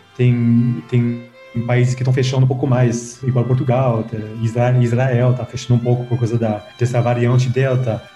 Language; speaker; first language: Portuguese; non-native, fluent; French